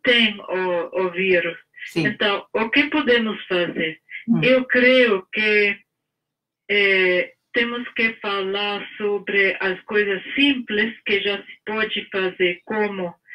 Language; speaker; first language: Portuguese; non-native, fluent; English